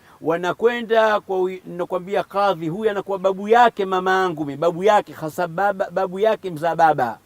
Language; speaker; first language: Swahili; native; Swahili